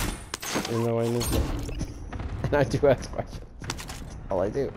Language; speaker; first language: English; native; English